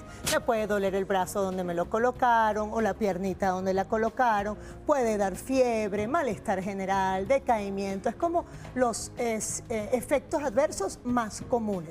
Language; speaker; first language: Spanish; native; Spanish